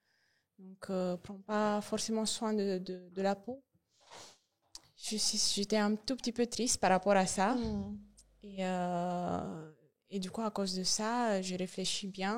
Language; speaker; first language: French; non-native, learner; Romanian